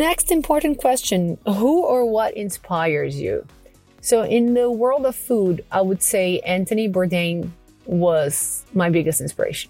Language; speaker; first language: English; non-native, fluent; Portuguese